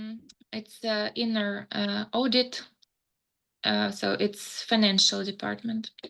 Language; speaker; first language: English; non-native, fluent; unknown